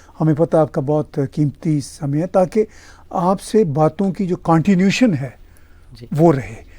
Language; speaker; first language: Urdu; non-native, local second language; Punjabi